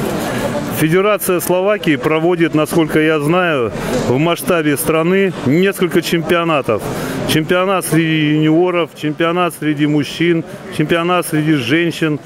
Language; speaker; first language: Russian; native; Russian